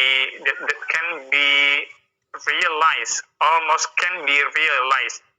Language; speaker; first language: English; non-native, fluent; Indonesian